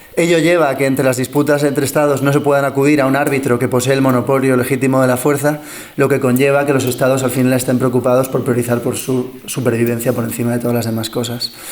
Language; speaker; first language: Spanish; early bilingual, other home language; English